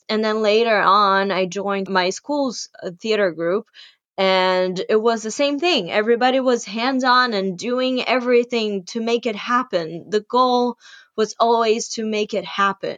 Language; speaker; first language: English; non-native, fluent; Portuguese